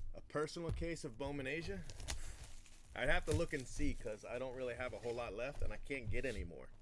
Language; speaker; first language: English; native; English